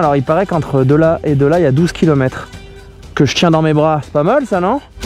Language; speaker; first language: French; native; French